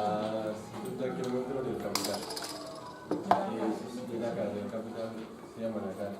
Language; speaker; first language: Spanish; non-native, fluent; Fula